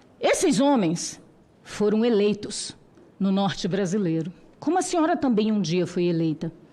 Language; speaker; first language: Portuguese; non-native, local second language; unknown